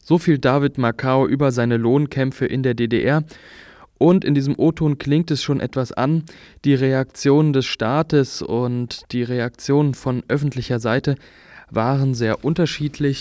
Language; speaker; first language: German; native; German